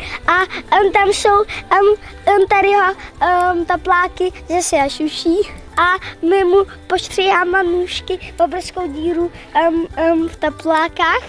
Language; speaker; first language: Czech; native; Czech